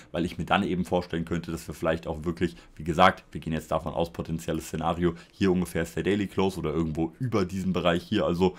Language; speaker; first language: German; native; German